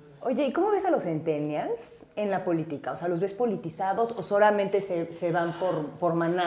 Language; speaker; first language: Spanish; native; Spanish